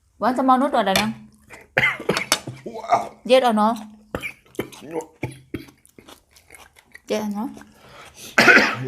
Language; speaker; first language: English; non-native, learner; Thai